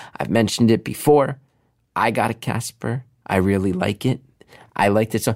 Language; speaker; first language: English; native; English